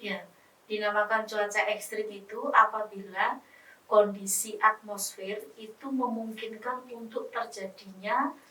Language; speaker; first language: Indonesian; native; Indonesian